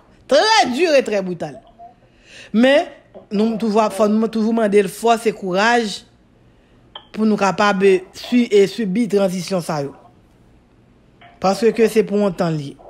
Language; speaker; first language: French; non-native, local second language; Haitian Creole